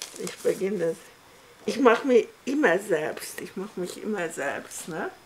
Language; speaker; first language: German; non-native, fluent; Hungarian